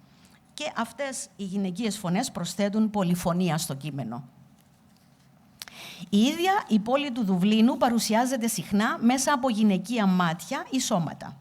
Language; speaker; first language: Greek; native; Greek